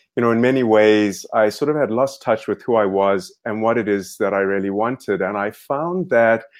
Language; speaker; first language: English; native; English